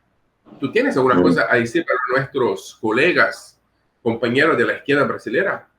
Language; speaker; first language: Spanish; non-native, fluent; Portuguese